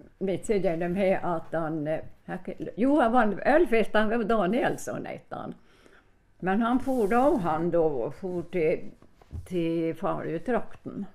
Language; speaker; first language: Swedish; native; Swedish